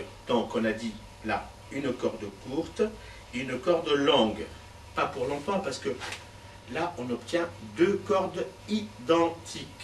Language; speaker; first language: French; native; French